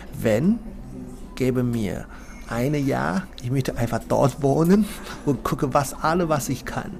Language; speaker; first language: German; non-native, learner; Chinese